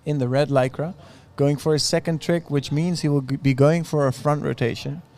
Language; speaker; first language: English; non-native, fluent; Dutch